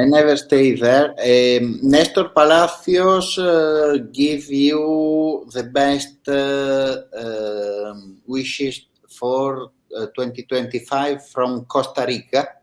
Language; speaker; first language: English; non-native, learner; Italian